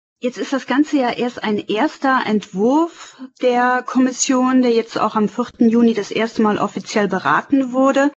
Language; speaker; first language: German; native; German